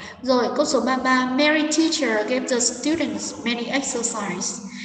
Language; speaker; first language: English; non-native, fluent; Vietnamese